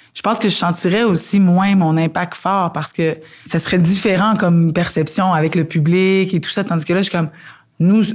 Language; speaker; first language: French; native; French